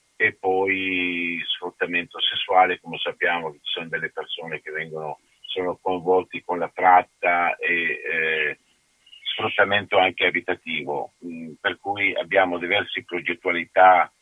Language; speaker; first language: Italian; non-native, fluent; Spanish